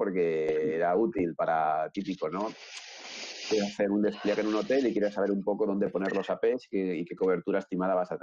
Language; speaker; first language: Spanish; native; Spanish